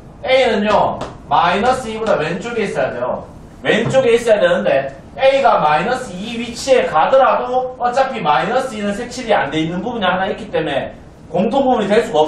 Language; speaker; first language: Korean; native; Korean